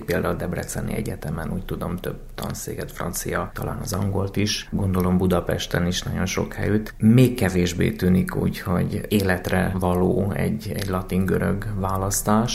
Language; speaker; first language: Hungarian; native; Hungarian